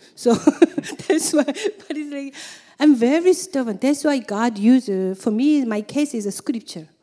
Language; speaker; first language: English; non-native, learner; Korean